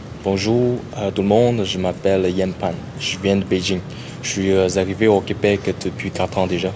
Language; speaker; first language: French; non-native, fluent; Chinese